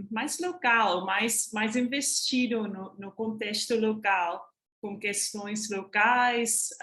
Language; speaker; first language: Portuguese; non-native, fluent; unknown